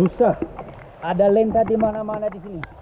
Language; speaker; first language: Indonesian; non-native, fluent; English